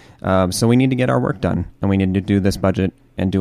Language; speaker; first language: English; native; English